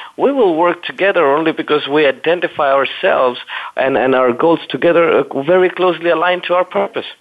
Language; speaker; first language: English; non-native, fluent; German